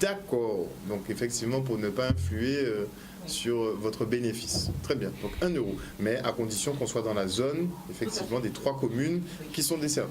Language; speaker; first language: French; native; French